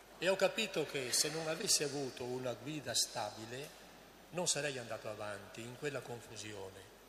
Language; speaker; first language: Italian; native; Italian